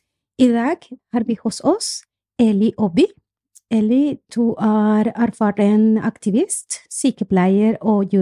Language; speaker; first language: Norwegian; non-native, fluent; Spanish